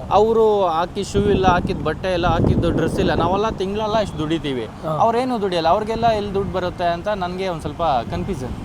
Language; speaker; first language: Kannada; non-native, local second language; Telugu